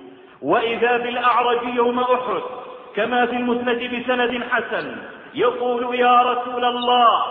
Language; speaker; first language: Arabic; native; Arabic